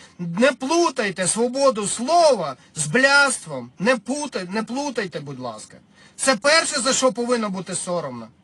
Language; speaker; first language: Ukrainian; non-native, local second language; Russian